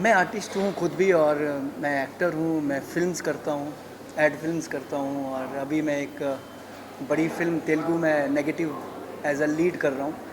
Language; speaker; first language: Hindi; native; Hindi